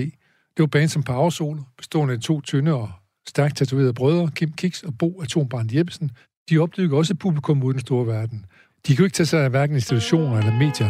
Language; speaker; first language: Danish; native; Danish